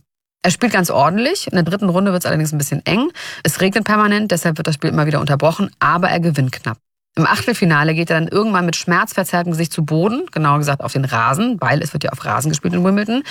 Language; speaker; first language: German; native; German